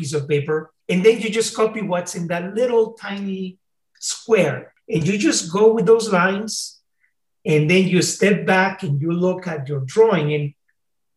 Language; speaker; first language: English; non-native, fluent; Spanish